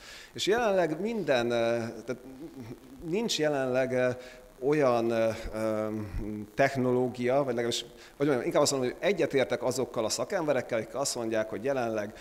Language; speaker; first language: Hungarian; native; Hungarian